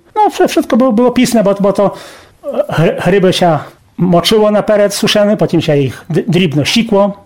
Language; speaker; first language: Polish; non-native, local second language; Rusyn